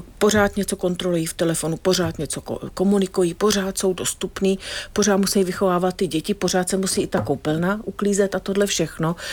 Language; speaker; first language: Czech; non-native, fluent; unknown